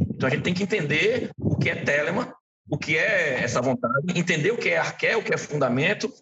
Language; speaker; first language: Portuguese; native; Portuguese